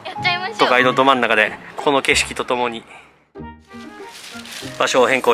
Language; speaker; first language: Japanese; native; Japanese